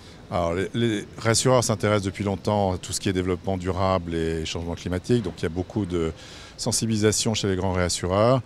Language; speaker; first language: French; native; French